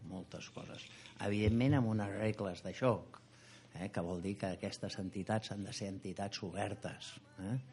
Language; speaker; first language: Catalan; native; Catalan